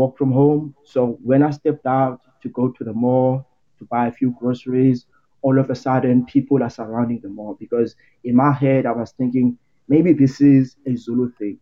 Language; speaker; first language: English; non-native, local second language; Xhosa